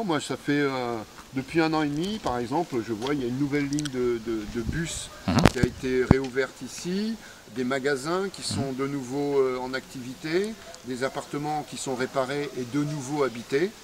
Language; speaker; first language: French; native; French